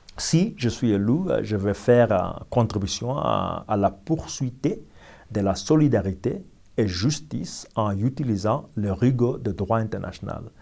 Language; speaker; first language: French; non-native, learner; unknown